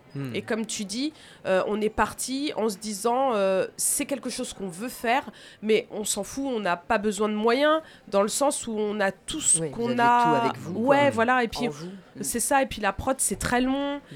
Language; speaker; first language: French; native; French